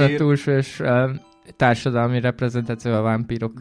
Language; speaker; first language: Hungarian; native; Hungarian